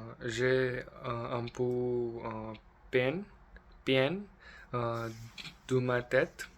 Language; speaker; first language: French; non-native, learner; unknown